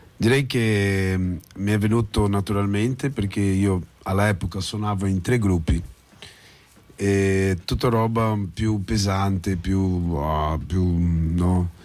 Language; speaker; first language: Italian; non-native, fluent; Portuguese